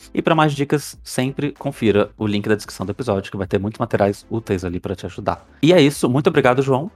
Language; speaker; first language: Portuguese; native; Portuguese